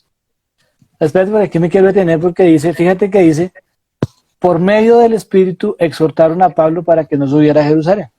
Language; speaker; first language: Spanish; native; Spanish